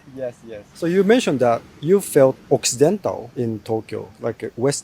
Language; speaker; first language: English; non-native, learner; Japanese